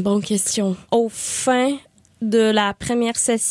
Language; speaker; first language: French; non-native, learner; Spanish